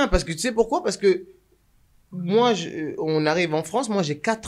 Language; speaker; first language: French; native; French